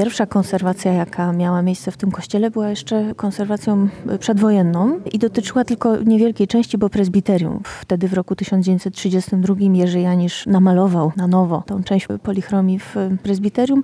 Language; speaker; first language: Polish; native; Polish